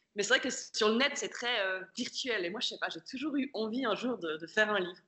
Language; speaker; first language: French; native; French